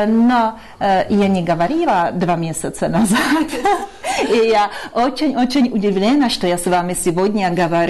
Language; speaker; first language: Russian; non-native, learner; Czech